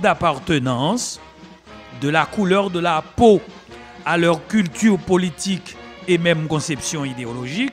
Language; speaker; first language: French; non-native, local second language; Haitian Creole